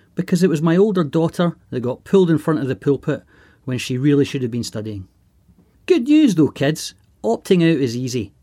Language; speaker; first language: English; native; English